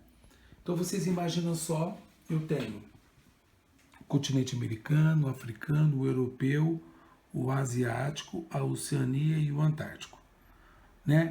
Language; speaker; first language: Portuguese; native; Portuguese